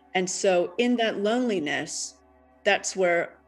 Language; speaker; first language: English; native; English